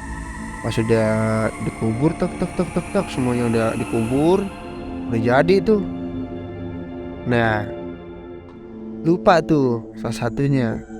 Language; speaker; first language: Indonesian; native; Indonesian